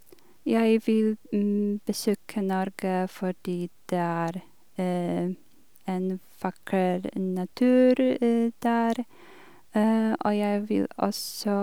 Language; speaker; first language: Norwegian; non-native, learner; Polish